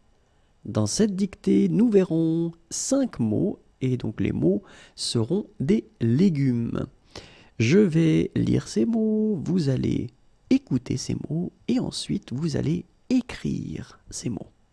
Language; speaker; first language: French; native; French